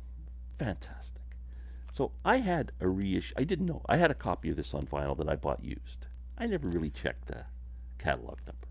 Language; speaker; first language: English; native; English